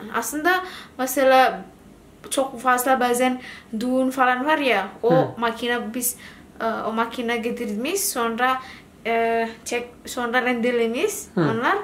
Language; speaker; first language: Turkish; non-native, learner; Indonesian